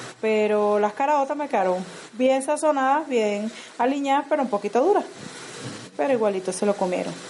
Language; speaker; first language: Spanish; native; Spanish